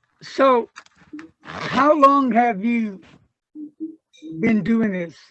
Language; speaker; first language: English; native; English